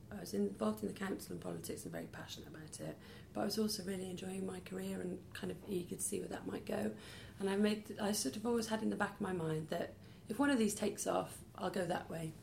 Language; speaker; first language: English; native; English